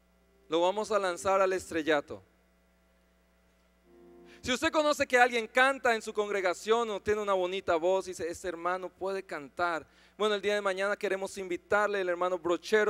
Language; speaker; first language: Spanish; native; Spanish